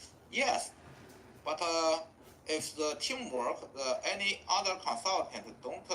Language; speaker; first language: English; non-native, learner; Chinese